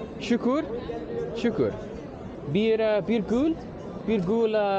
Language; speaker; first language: Turkish; non-native, learner; English